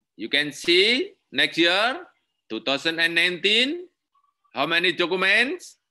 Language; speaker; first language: English; non-native, learner; Indonesian